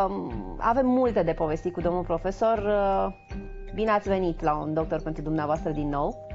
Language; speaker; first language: Romanian; native; Romanian